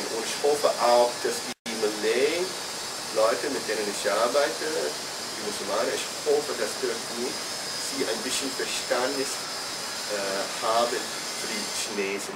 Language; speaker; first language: German; non-native, fluent; English